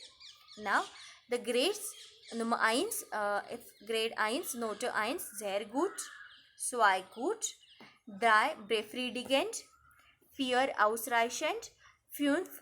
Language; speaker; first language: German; non-native, fluent; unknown